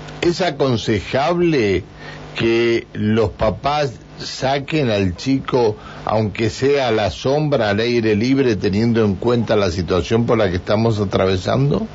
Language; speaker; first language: Spanish; native; Spanish